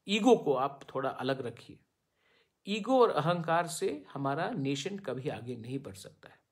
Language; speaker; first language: Hindi; non-native, local second language; Bangla